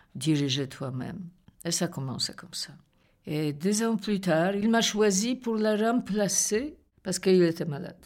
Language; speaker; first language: French; non-native, fluent; Polish